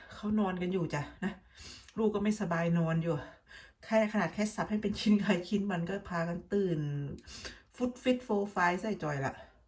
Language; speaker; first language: Thai; native; Thai